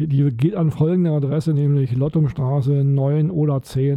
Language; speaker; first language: German; native; German